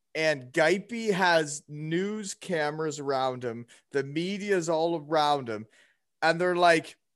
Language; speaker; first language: English; native; English